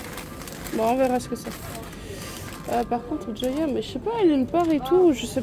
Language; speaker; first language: French; native; French